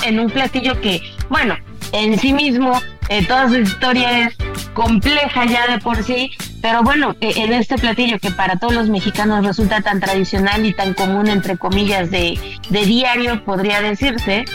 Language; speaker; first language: Spanish; native; Spanish